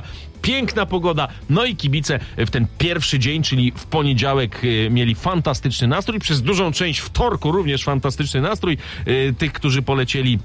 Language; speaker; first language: Polish; native; Polish